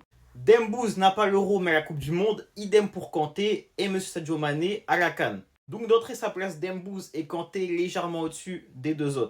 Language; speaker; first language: French; native; French